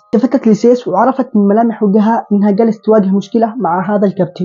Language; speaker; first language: Arabic; native; Arabic